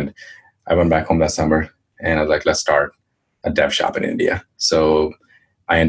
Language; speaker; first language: English; non-native, local second language; Hindi